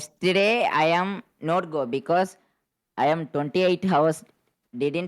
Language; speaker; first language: English; non-native, learner; Malayalam